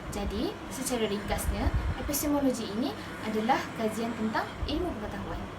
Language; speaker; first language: Malay; native; Malay